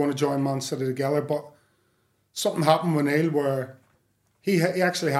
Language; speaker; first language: English; native; English